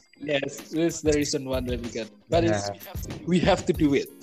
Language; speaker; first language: English; non-native, learner; Indonesian